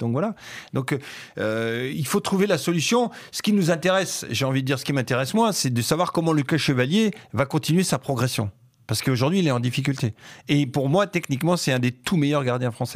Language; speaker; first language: French; native; French